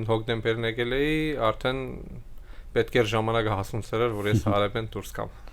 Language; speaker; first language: Armenian; early bilingual, heritage; Armenian